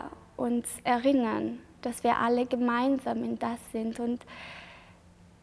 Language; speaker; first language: German; non-native, fluent; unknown